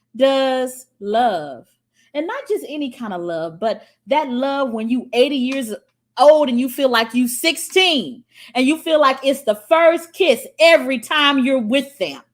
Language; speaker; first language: English; native; English